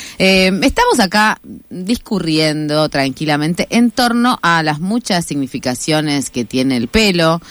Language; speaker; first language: Spanish; native; Spanish